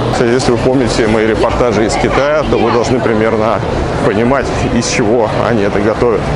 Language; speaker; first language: Russian; native; Russian